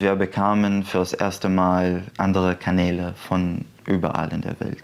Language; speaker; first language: German; non-native, fluent; Arabic